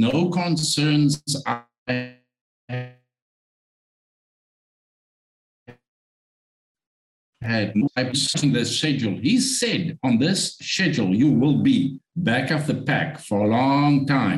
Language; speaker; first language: English; non-native, local second language; Afrikaans